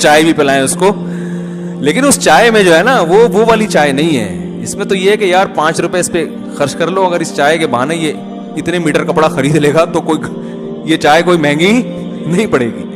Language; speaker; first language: Urdu; native; Urdu